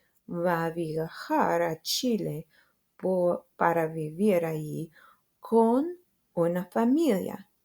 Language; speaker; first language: Spanish; non-native, fluent; English